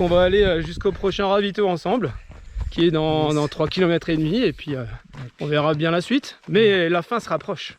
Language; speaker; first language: French; native; French